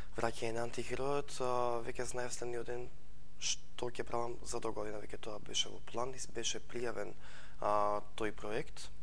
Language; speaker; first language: Macedonian; native; Macedonian